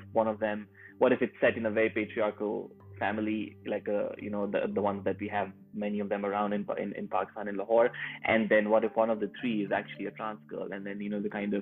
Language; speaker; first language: English; non-native, local second language; Urdu